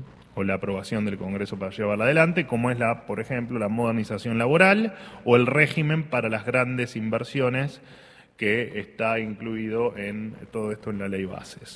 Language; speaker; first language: Spanish; native; Spanish